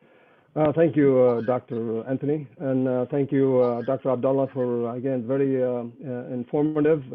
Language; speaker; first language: English; non-native, fluent; Arabic